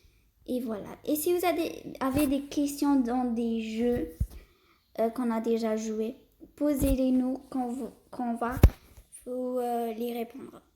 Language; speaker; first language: French; early bilingual, other home language; Portuguese